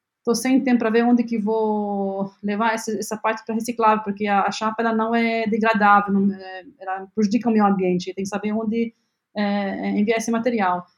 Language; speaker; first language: Portuguese; non-native, fluent; Arabic